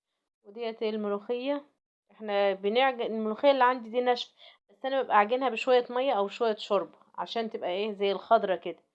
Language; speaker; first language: Arabic; native; Arabic